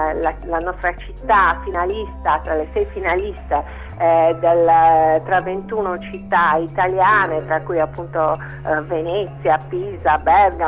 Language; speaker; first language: Italian; native; Italian